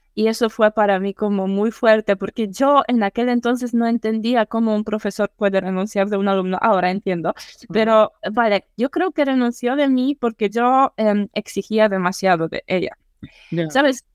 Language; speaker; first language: Spanish; non-native, fluent; Polish